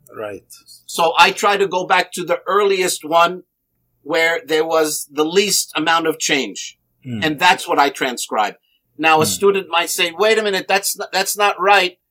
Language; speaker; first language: English; native; English